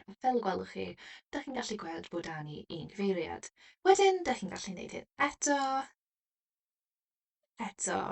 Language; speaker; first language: Welsh; non-native, local second language; English